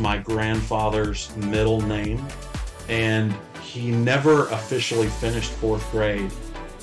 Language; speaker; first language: English; native; English